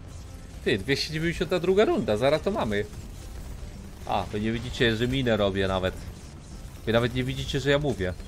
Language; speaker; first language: Polish; native; Polish